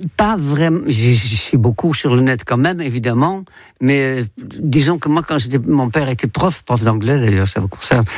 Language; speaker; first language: French; non-native, fluent; Dutch